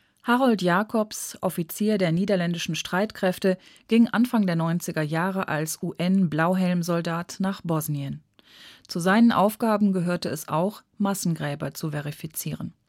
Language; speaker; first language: German; native; German